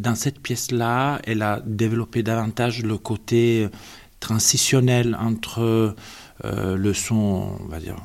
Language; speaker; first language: French; non-native, learner; Spanish